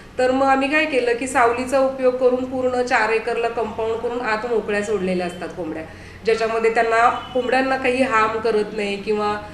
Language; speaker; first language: Marathi; native; Marathi